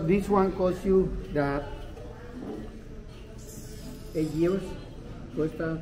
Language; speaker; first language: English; non-native, learner; Spanish